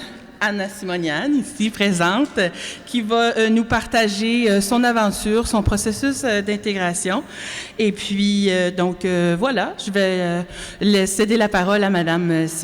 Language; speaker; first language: French; native; French